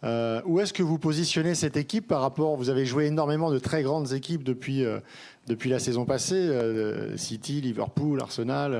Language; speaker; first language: French; native; French